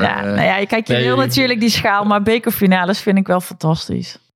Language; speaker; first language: Dutch; native; Dutch